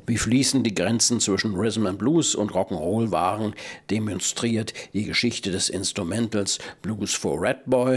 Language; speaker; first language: German; native; German